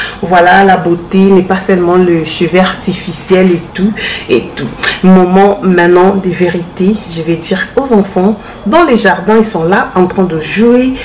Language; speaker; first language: French; non-native, local second language; Lingala